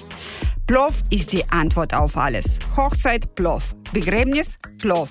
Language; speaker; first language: German; non-native, fluent; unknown